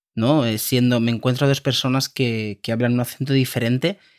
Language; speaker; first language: Spanish; native; Spanish